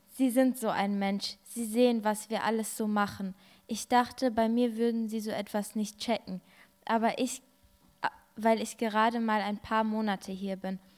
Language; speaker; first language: German; early bilingual, other home language; Turkish